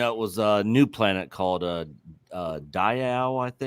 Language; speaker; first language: English; native; English